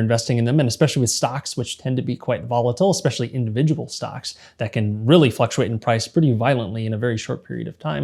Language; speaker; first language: English; native; English